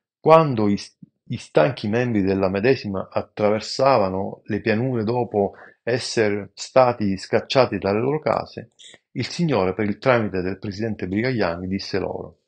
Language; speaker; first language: Italian; native; Italian